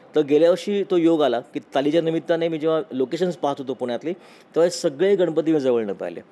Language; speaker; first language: Marathi; native; Marathi